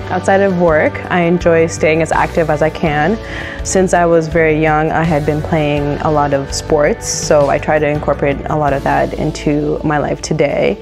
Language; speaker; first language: English; native; English